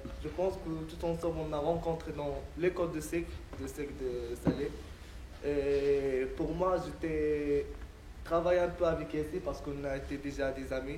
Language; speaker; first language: French; non-native, learner; Arabic